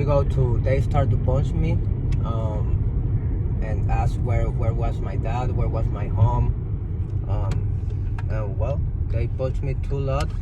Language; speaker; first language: English; non-native, learner; Spanish